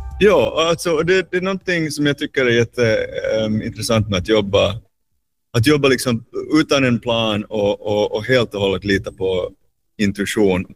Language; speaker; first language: Swedish; native; Swedish